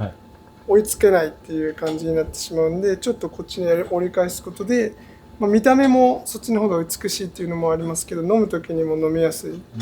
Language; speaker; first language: Japanese; native; Japanese